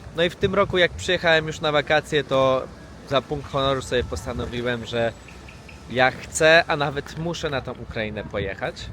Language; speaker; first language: Polish; native; Polish